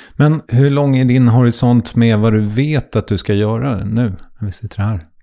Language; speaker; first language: Swedish; native; Swedish